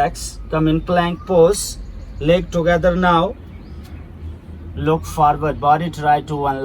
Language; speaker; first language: English; non-native, local second language; Hindi